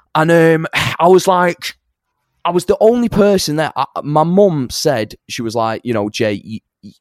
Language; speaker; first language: English; native; English